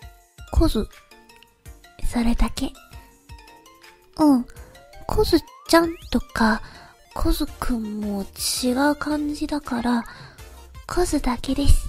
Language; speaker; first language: Japanese; non-native, learner; English